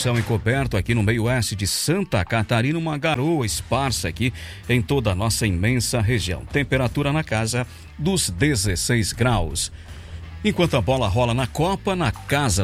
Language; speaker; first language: Portuguese; non-native, local second language; Italian